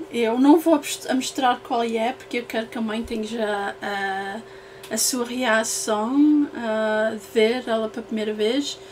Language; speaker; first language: Portuguese; early bilingual, heritage; English